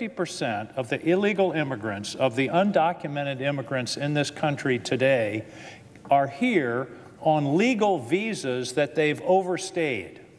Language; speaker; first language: English; native; English